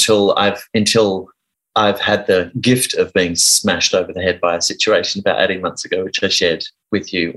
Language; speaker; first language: English; native; English